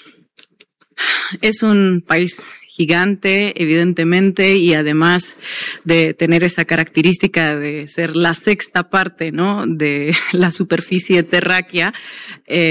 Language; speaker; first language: Spanish; non-native, fluent; Russian